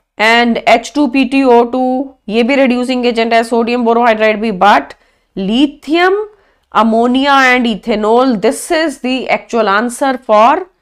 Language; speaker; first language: Hindi; native; Hindi